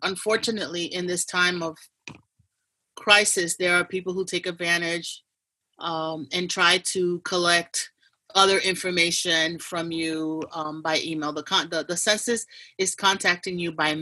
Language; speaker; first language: English; native; English